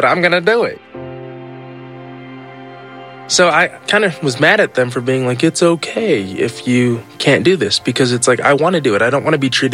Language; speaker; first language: English; native; English